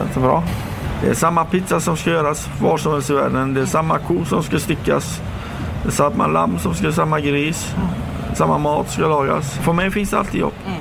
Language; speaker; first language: Swedish; non-native, fluent; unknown